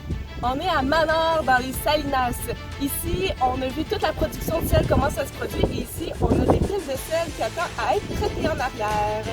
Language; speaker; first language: French; native; French